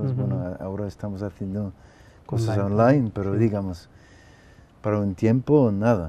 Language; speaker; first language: Spanish; non-native, fluent; English